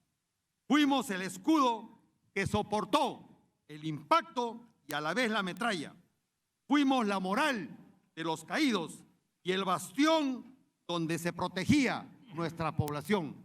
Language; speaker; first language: Spanish; native; Spanish